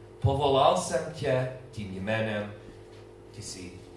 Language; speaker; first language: Czech; non-native, learner; English